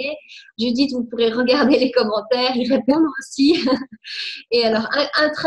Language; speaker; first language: French; native; French